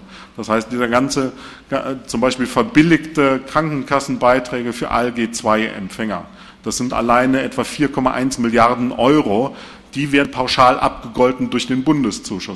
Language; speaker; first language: German; native; German